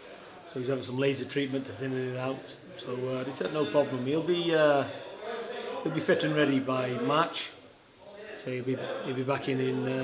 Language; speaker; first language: English; native; English